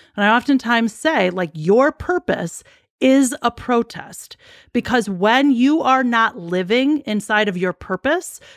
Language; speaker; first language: English; native; English